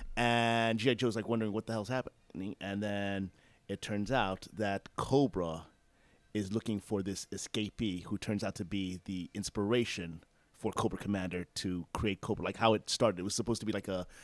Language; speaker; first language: English; native; English